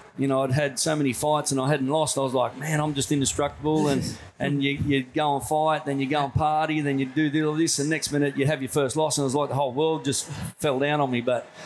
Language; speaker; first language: English; native; English